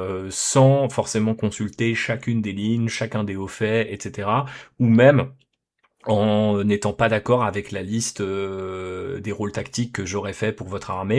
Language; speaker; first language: French; native; French